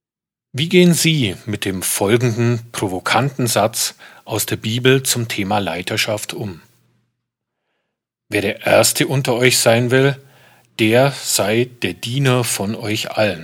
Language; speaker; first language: German; native; German